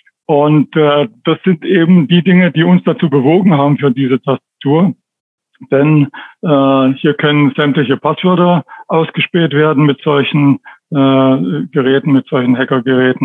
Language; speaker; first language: German; native; German